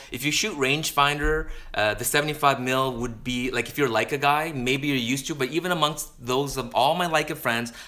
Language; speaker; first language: English; native; English